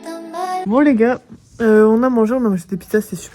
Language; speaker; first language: French; native; French